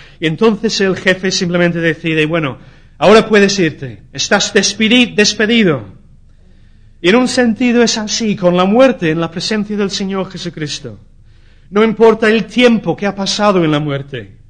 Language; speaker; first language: Spanish; non-native, fluent; English